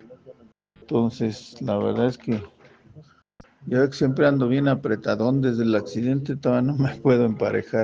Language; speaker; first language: Spanish; native; Spanish